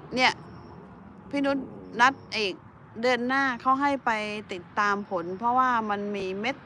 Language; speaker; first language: Thai; non-native, local second language; Northeastern Thai